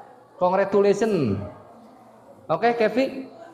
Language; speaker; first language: English; non-native, fluent; Indonesian